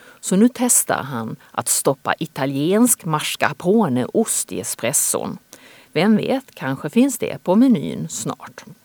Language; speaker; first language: Swedish; native; Swedish